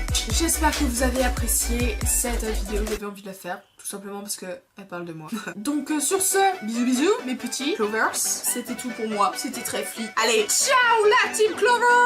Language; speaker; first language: French; native; French